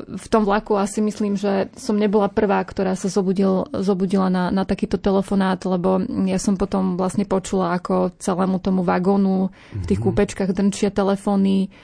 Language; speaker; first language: Slovak; native; Slovak